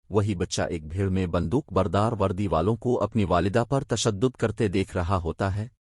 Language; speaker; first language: Urdu; non-native, local second language; Baluchi